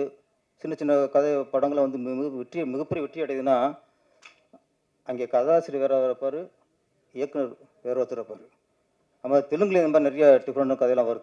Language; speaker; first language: Tamil; native; Tamil